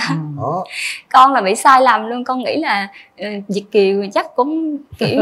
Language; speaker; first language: Vietnamese; native; Vietnamese